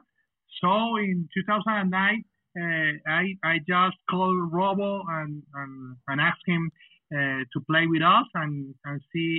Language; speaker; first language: English; non-native, fluent; Spanish